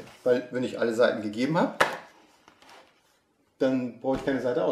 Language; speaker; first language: German; native; German